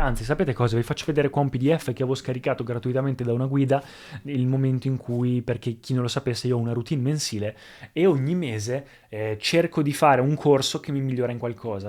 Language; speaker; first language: Italian; native; Italian